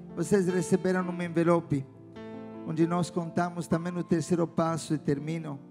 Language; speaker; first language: Portuguese; non-native, fluent; Italian